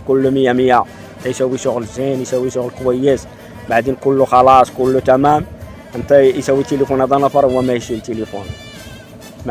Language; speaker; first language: Arabic; non-native, learner; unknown